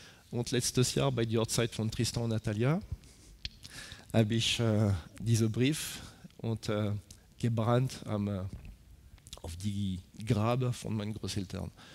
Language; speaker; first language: German; non-native, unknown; French